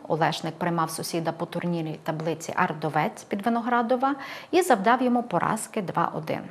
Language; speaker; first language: Ukrainian; native; Ukrainian